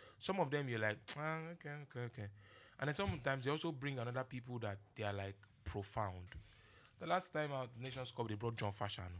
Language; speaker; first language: English; non-native, local second language; Yoruba